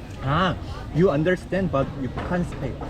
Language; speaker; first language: English; non-native, learner; Korean